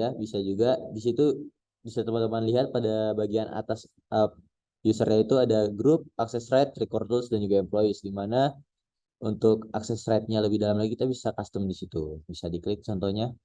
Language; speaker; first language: Indonesian; native; Indonesian